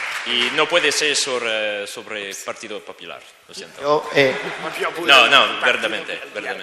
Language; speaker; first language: Spanish; non-native, learner; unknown